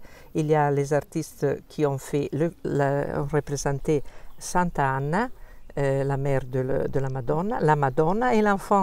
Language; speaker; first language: French; non-native, fluent; Italian